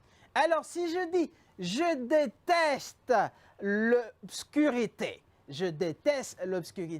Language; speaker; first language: French; non-native, fluent; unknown